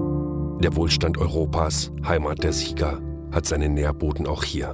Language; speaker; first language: German; native; German